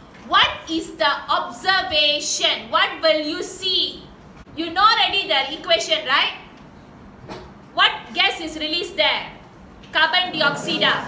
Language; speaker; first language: English; non-native, local second language; Tamil